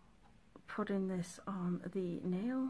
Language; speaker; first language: English; native; English